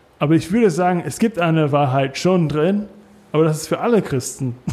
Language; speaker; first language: German; non-native, learner; English